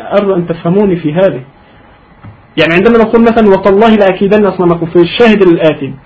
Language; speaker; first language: Arabic; native; Arabic